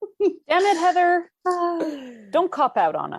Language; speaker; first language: English; native; English